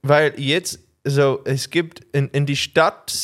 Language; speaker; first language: German; non-native, learner; English